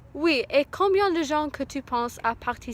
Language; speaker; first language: French; non-native, learner; English